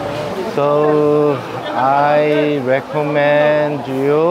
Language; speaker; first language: English; non-native, learner; Korean